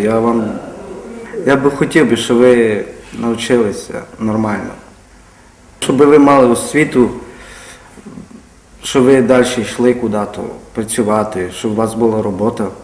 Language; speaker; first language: Ukrainian; non-native, local second language; Romany